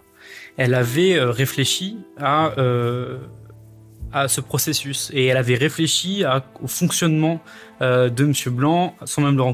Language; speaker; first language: French; native; French